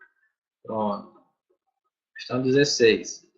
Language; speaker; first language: Portuguese; native; Portuguese